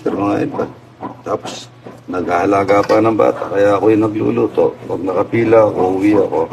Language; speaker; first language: Filipino; non-native, local second language; Pampanga